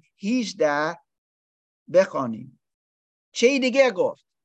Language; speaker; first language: Persian; non-native, learner; English